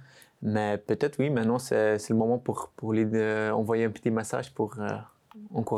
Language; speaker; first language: French; non-native, local second language; Dutch